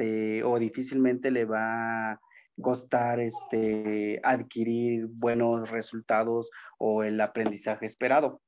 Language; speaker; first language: Spanish; native; Spanish